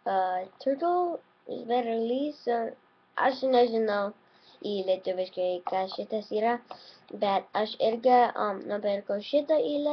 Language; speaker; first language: Lithuanian; early bilingual, heritage; Lithuanian